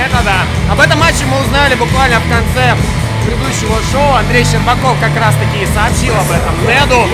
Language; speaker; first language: Russian; native; Russian